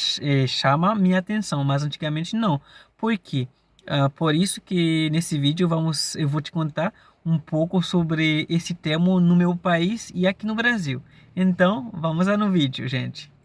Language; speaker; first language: Portuguese; non-native, fluent; Haitian Creole